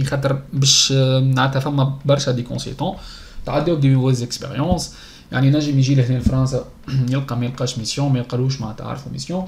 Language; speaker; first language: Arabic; native; Arabic